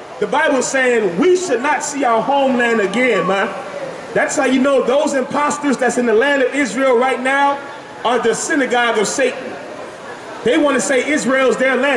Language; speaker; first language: English; native; English